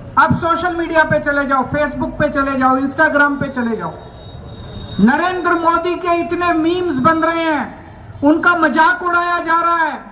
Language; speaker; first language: Hindi; native; Hindi